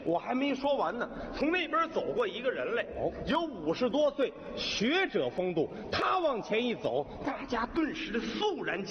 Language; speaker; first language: Chinese; native; Chinese